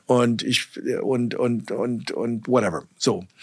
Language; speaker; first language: English; early bilingual, other home language; German